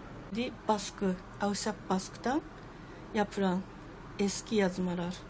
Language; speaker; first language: Turkish; native; Turkish